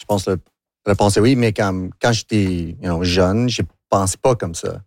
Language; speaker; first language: French; non-native, local second language; English